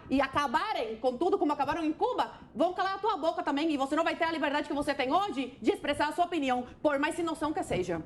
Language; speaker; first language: Portuguese; non-native, fluent; Spanish